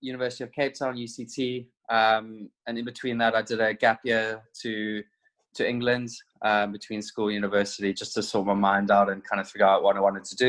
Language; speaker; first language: English; native; English